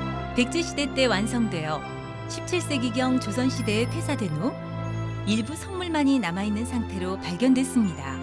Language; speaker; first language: Korean; native; Korean